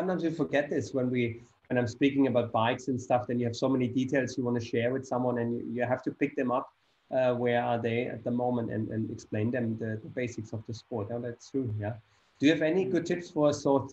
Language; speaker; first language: English; non-native, fluent; German